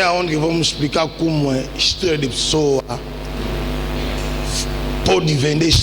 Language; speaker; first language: Portuguese; non-native, learner; Lingala